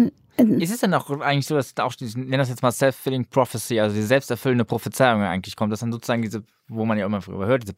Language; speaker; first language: German; native; German